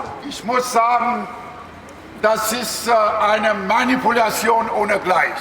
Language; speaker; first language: German; non-native, learner; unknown